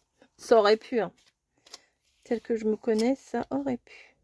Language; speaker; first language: French; native; French